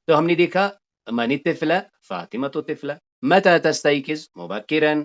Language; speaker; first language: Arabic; non-native, fluent; Urdu